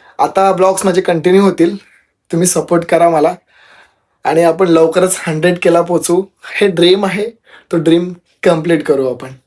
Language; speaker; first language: Marathi; non-native, local second language; Telugu